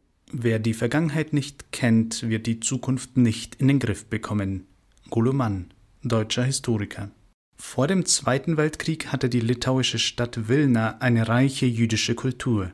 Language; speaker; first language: German; native; German